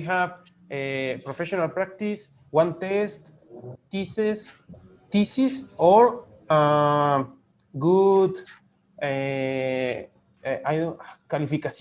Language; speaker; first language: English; non-native, learner; Spanish